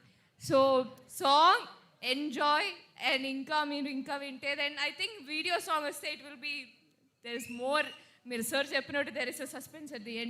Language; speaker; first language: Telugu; non-native, fluent; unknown